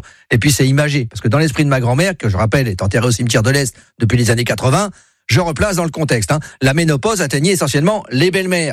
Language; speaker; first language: French; native; French